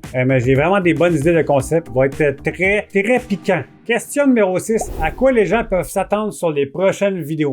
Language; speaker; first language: French; native; French